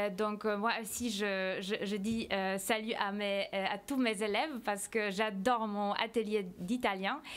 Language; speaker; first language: French; non-native, fluent; Polish